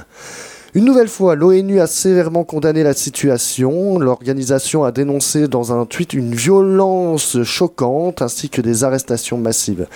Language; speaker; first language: French; native; French